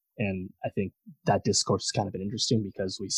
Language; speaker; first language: English; native; English